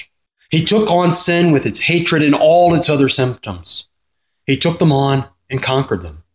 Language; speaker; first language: English; native; English